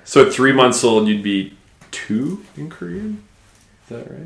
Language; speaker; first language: English; native; English